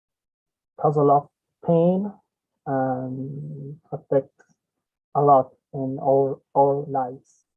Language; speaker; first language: English; non-native, learner; Spanish